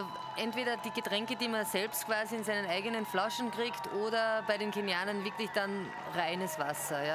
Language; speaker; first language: German; native; German